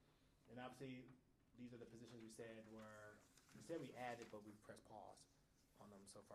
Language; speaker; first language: English; native; English